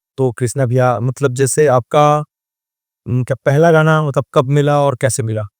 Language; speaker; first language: Hindi; native; Hindi